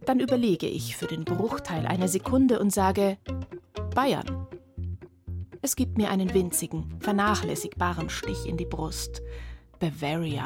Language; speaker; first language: German; native; German